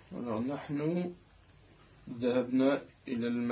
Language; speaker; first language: Arabic; non-native, learner; French